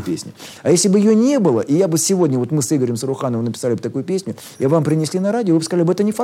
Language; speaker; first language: Russian; native; Russian